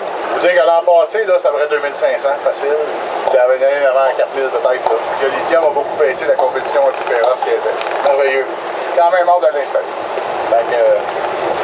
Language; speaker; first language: French; native; French